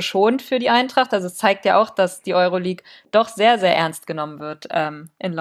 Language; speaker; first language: German; native; German